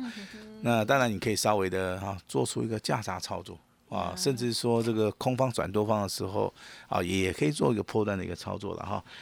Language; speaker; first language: Chinese; native; Chinese